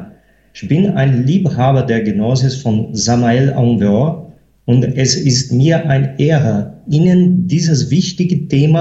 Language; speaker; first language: German; non-native, fluent; Portuguese